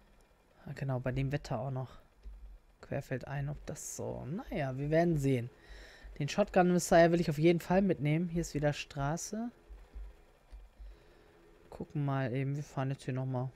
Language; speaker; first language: German; native; German